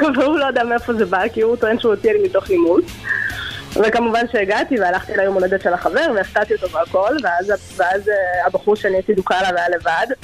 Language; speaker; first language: Hebrew; native; Hebrew